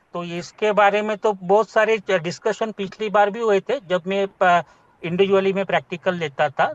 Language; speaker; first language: Hindi; non-native, local second language; Marathi